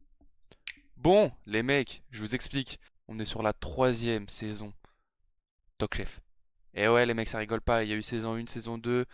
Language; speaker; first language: French; native; French